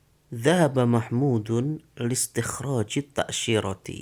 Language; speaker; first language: Arabic; non-native, fluent; Indonesian